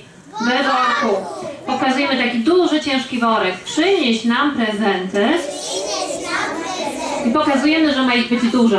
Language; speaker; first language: Polish; native; Polish